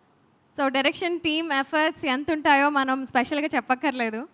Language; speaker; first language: Telugu; native; Telugu